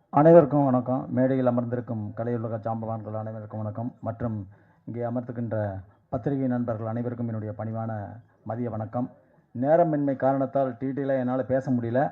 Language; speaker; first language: Tamil; native; Tamil